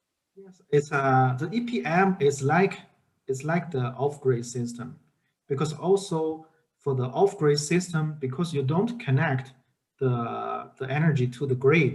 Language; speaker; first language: English; non-native, learner; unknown